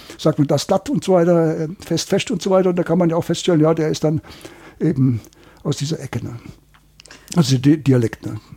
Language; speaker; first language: German; native; German